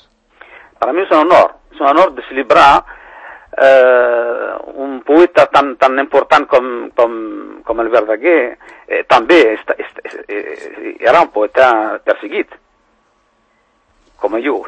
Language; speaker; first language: Catalan; non-native, fluent; Berber languages